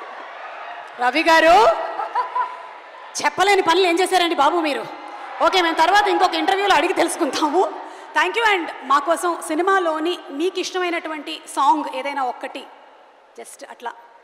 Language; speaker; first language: Telugu; native; Telugu